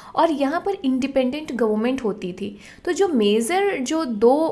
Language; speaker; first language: Hindi; native; Hindi